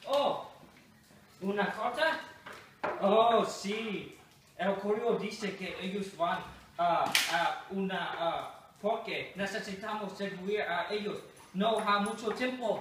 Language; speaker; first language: Spanish; non-native, learner; English